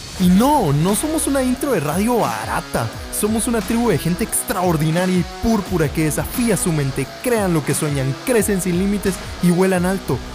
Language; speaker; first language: Spanish; native; Spanish